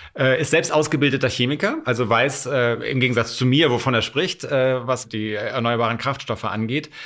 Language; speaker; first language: German; native; German